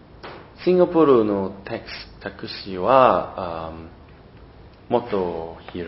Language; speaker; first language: Japanese; non-native, learner; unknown